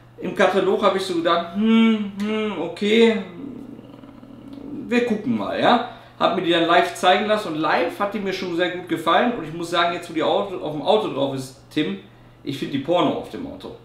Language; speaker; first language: German; native; German